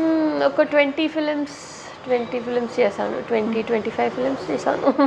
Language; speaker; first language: Telugu; non-native, local second language; Tamil